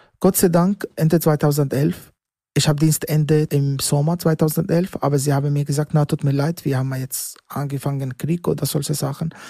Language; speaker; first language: German; non-native, learner; Arabic